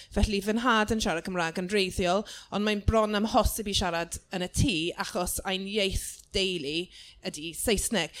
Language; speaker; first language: Welsh; non-native, local second language; English